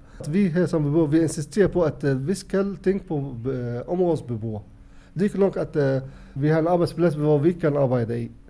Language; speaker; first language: Danish; non-native, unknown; Arabic